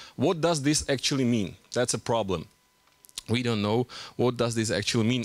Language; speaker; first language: English; non-native, fluent; Czech